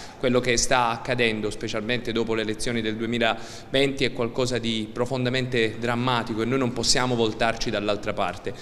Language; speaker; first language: Italian; native; Italian